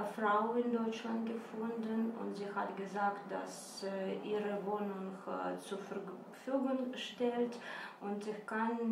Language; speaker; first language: German; non-native, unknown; Russian